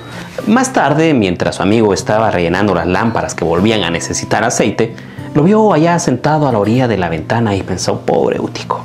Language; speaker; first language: Spanish; native; Spanish